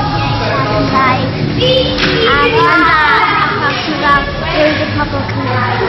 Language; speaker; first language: Welsh; non-native, local second language; English